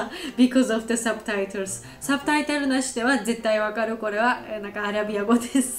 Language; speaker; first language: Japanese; non-native, learner; Georgian